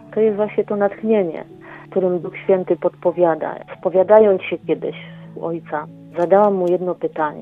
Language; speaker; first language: Polish; native; Polish